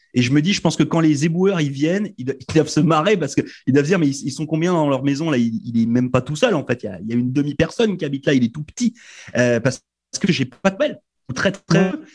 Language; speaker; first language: French; native; French